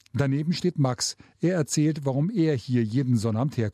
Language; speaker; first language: German; native; German